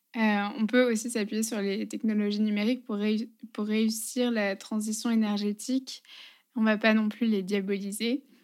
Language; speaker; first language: French; native; French